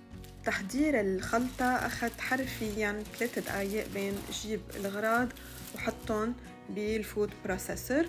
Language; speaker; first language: Arabic; native; Arabic